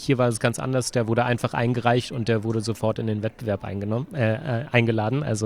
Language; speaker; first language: German; native; German